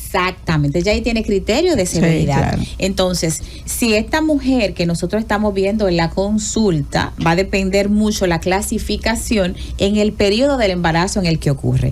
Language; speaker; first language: Spanish; native; Spanish